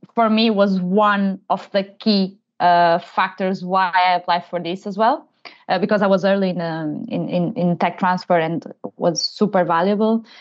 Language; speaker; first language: English; non-native, fluent; Portuguese